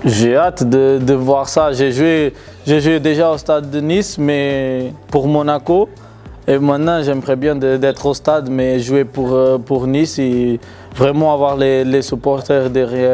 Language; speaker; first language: French; non-native, fluent; Portuguese